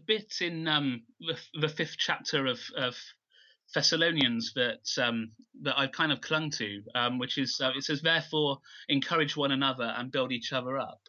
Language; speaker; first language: English; native; English